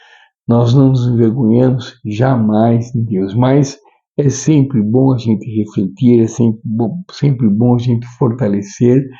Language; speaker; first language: Portuguese; native; Portuguese